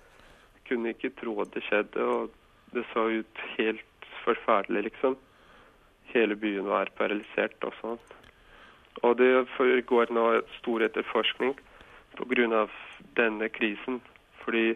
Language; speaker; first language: Norwegian; non-native, fluent; Russian